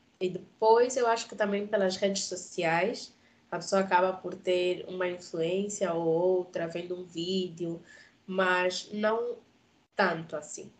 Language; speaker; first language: Portuguese; native; Portuguese